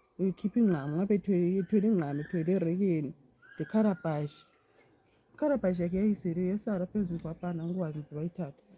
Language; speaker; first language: Zulu; native; Zulu